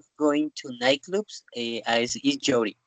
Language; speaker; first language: English; non-native, learner; Spanish